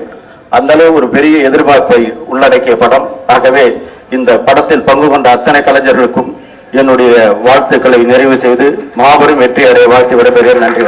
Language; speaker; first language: Tamil; native; Tamil